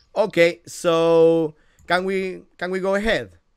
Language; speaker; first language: English; non-native, fluent; Galician